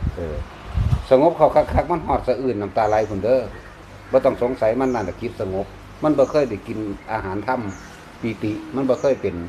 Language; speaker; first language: Thai; non-native, local second language; Northeastern Thai